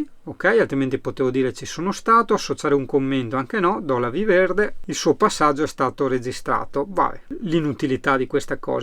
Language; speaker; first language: Italian; native; Italian